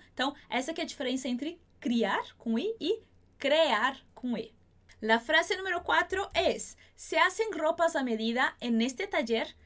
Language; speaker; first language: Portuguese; native; Portuguese